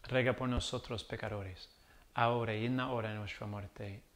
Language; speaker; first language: Spanish; non-native, learner; English